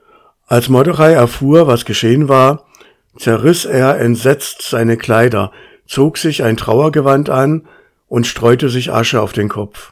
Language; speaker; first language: German; native; German